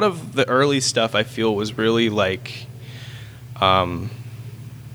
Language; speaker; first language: English; native; English